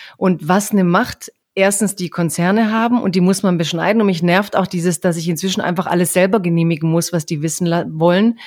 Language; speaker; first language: German; early bilingual, other home language; Croatian